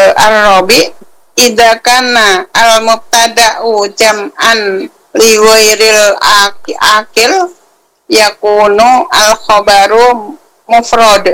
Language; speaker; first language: Arabic; non-native, learner; Indonesian